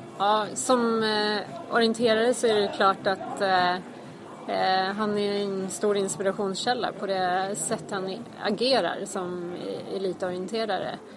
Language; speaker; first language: Swedish; native; Swedish